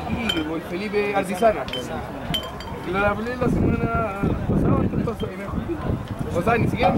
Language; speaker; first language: Spanish; native; Spanish